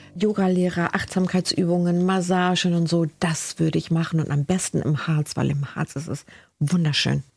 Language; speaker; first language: German; early bilingual, other home language; Spanish